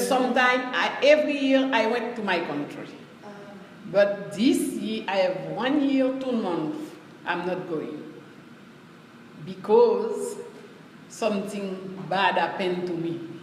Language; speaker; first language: English; non-native, learner; Haitian Creole